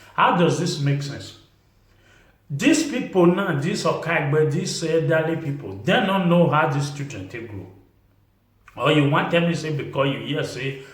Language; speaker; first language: Nigerian Pidgin; non-native, local second language; Bini